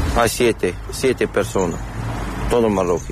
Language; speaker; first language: Spanish; non-native, learner; Arabic